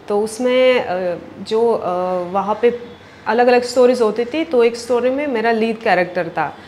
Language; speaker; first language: Hindi; non-native, fluent; Russian